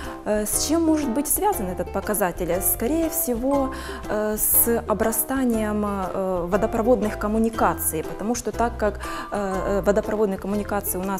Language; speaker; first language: Russian; native; Russian